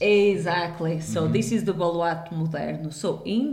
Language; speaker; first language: English; non-native, fluent; Portuguese